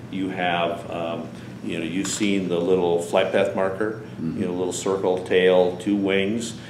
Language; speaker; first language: English; native; English